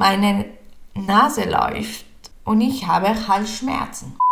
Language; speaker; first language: German; non-native, fluent; Spanish